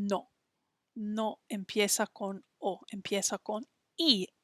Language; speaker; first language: Spanish; non-native, fluent; English